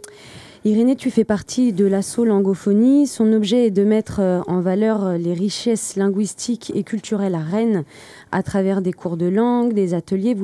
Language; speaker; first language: French; native; French